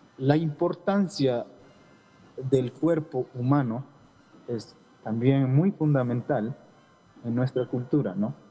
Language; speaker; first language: Spanish; non-native, local second language; Shipibo-Conibo